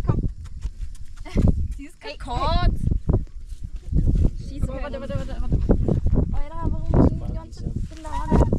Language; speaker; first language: German; native; German